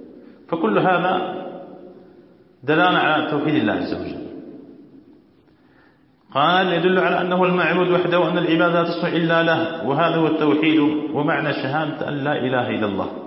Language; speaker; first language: Arabic; native; Arabic